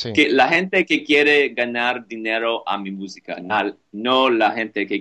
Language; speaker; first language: Spanish; non-native, learner; English